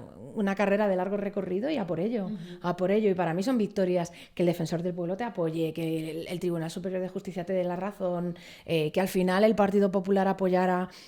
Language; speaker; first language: Spanish; native; Spanish